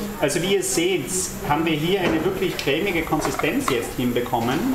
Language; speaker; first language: German; native; German